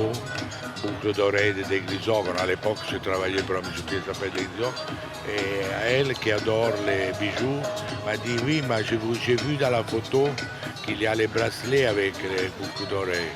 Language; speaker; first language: French; non-native, fluent; Italian